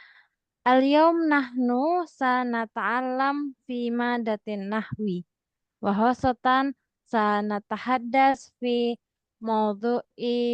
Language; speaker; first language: Arabic; non-native, fluent; Indonesian